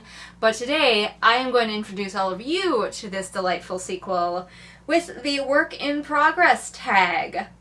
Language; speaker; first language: English; native; English